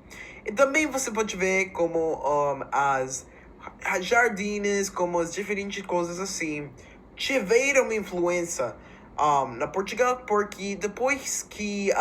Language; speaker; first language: Portuguese; non-native, learner; English